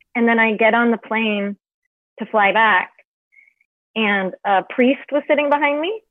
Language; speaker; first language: English; native; English